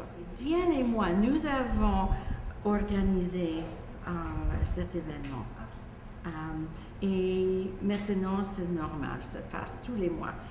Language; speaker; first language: French; non-native, local second language; English